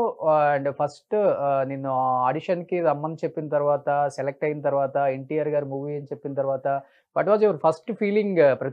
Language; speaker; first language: Telugu; native; Telugu